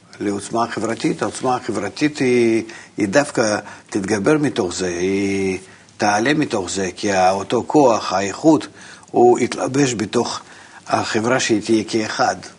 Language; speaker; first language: Hebrew; non-native, fluent; Russian